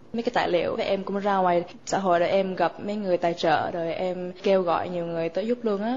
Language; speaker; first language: Vietnamese; early bilingual, other home language; English